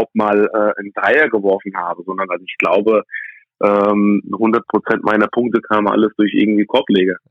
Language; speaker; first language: German; early bilingual, other home language; English